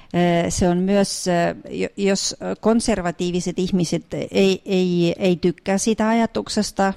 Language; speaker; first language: Finnish; non-native, fluent; Russian